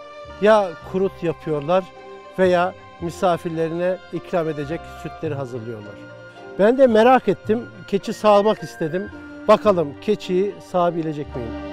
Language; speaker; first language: Turkish; native; Turkish